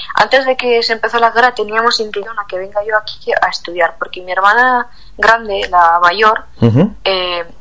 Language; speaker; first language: Spanish; non-native, fluent; Ukrainian